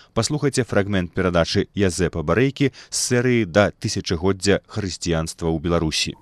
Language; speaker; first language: Belarusian; native; Belarusian